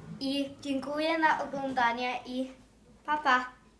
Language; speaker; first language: Polish; early bilingual, heritage; Polish